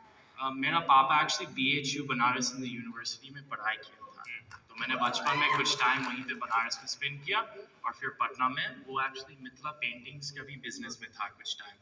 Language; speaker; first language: Hindi; non-native, fluent; English